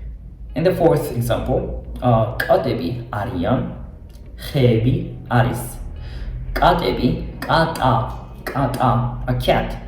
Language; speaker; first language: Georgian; non-native, fluent; Japanese